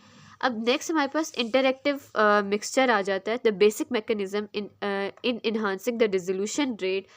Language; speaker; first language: Hindi; native; Hindi